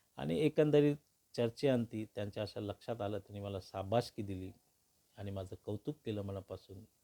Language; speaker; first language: Marathi; non-native, local second language; Hindi